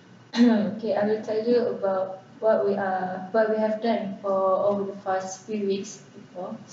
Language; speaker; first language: English; non-native, local second language; Malay